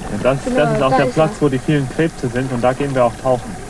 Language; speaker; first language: German; native; German